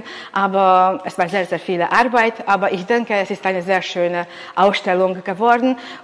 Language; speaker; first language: German; non-native, local second language; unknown